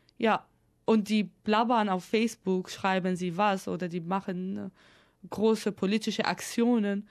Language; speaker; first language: German; non-native, fluent; Arabic